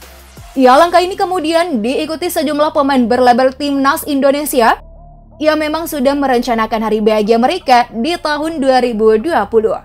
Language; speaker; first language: Indonesian; native; Indonesian